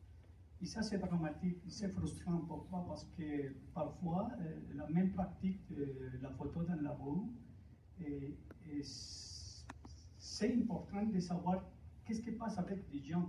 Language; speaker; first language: French; non-native, fluent; Spanish